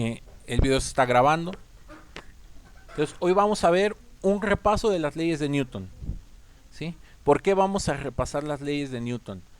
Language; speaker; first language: Spanish; native; Spanish